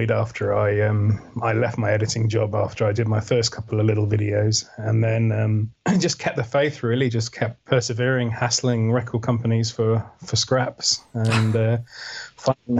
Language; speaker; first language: English; native; English